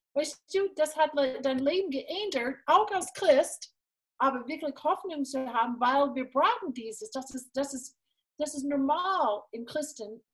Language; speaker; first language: German; non-native, fluent; English